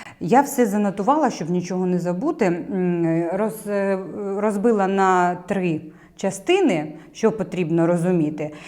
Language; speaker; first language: Ukrainian; non-native, local second language; Russian